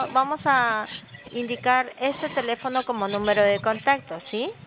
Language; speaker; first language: Spanish; native; Spanish